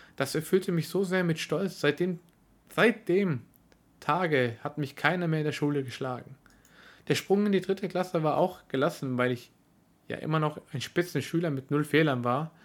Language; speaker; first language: German; early bilingual, other home language; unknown